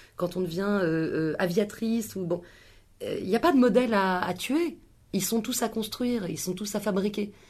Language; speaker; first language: French; native; French